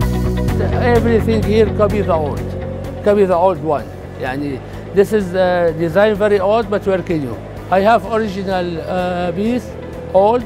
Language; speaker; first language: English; non-native, learner; Arabic